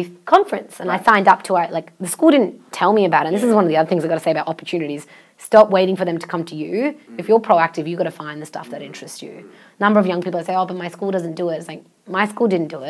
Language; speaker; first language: English; non-native, local second language; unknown